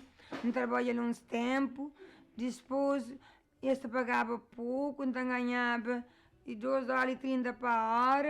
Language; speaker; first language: Portuguese; non-native, learner; Kabuverdianu